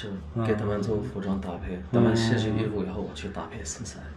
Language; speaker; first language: Chinese; non-native, fluent; Arabic